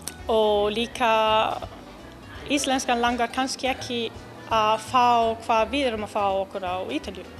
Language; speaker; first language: Icelandic; non-native, learner; Italian